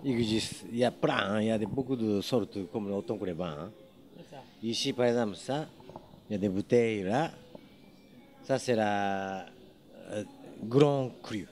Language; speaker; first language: French; non-native, learner; Japanese